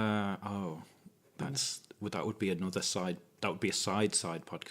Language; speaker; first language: English; native; English